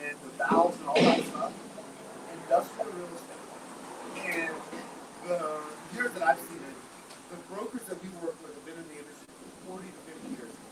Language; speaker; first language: English; native; English